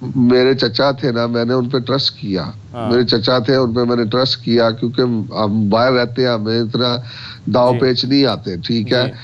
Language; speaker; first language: Urdu; non-native, local second language; Punjabi